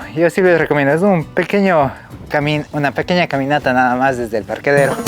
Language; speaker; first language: Spanish; native; Spanish